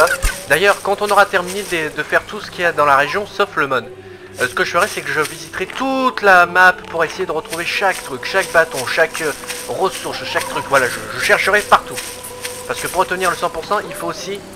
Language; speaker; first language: French; native; French